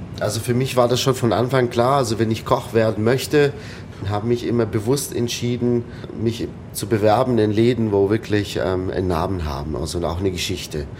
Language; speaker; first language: German; non-native, fluent; Arabic